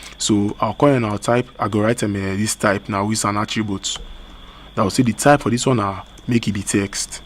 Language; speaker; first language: Nigerian Pidgin; native; Nigerian Pidgin